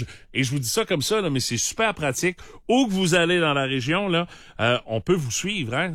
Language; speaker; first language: French; native; French